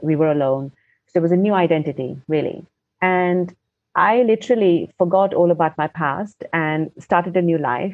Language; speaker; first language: English; non-native, local second language; Gujarati